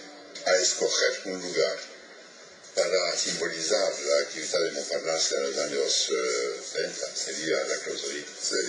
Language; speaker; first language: Spanish; non-native, fluent; French